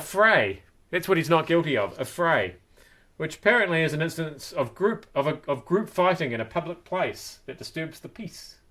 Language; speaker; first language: English; native; English